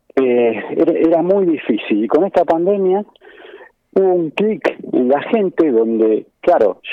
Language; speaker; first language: Spanish; native; Spanish